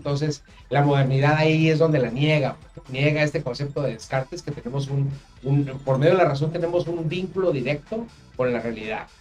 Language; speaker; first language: Spanish; native; Spanish